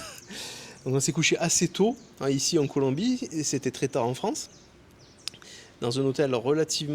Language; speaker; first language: French; native; French